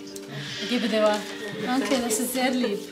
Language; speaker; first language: German; non-native, learner; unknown